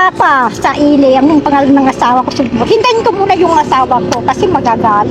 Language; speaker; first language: Filipino; non-native, local second language; Iloko